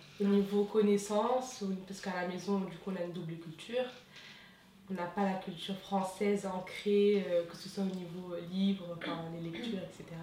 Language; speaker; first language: French; early bilingual, other home language; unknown